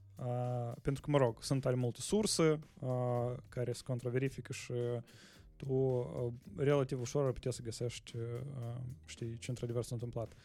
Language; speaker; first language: Romanian; non-native, local second language; Russian